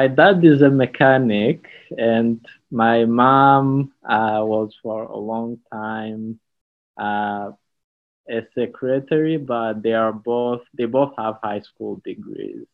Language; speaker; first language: English; non-native, local second language; Kinyarwanda